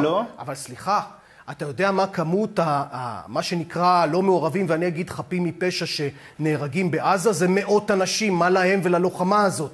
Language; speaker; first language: Hebrew; native; Hebrew